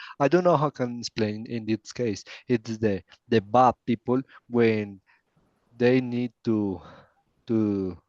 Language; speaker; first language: English; non-native, learner; Spanish